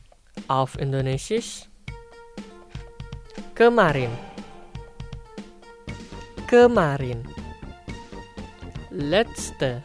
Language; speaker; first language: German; non-native, fluent; Indonesian